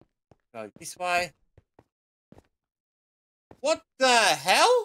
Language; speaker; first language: English; native; English